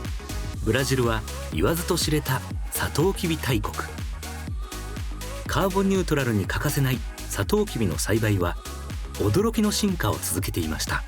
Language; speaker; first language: Japanese; native; Japanese